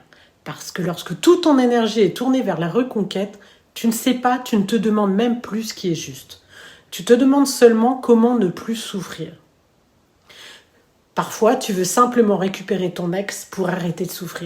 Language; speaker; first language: French; native; French